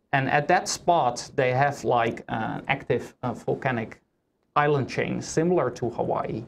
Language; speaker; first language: English; non-native, fluent; Dutch